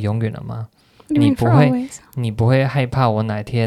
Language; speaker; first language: Chinese; non-native, learner; English